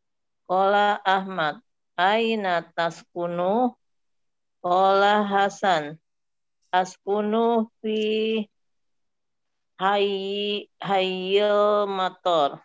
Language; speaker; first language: Arabic; non-native, learner; Indonesian